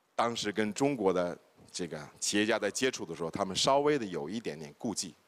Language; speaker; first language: Chinese; native; Chinese